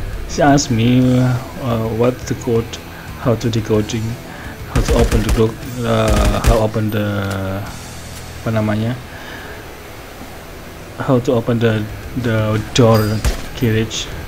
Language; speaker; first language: English; non-native, learner; Indonesian